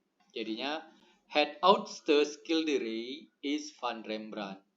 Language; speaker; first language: Dutch; non-native, learner; Indonesian